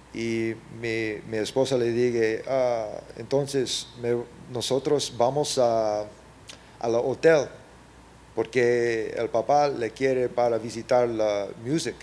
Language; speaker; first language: Spanish; non-native, learner; English